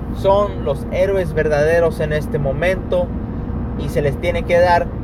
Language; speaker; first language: Spanish; early bilingual, heritage; Spanish